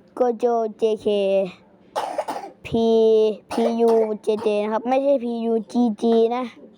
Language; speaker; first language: Thai; native; Thai